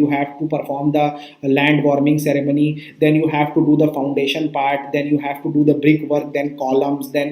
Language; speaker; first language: English; non-native, local second language; Hindi